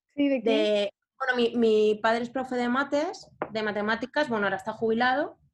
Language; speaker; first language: Spanish; native; Spanish